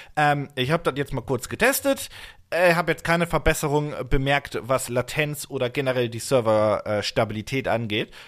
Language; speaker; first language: German; native; German